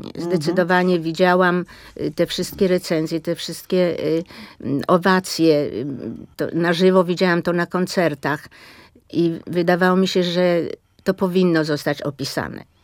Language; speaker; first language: Polish; native; Polish